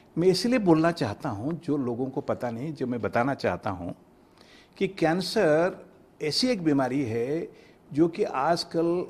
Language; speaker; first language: Hindi; non-native, local second language; Odia